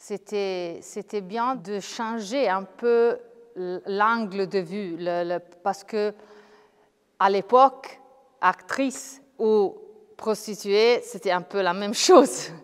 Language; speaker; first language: French; non-native, fluent; Italian